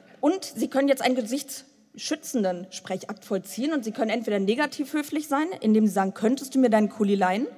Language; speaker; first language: German; native; German